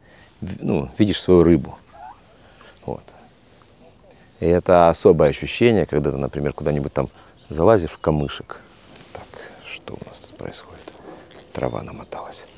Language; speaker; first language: Russian; native; Russian